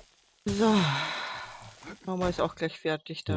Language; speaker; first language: German; native; German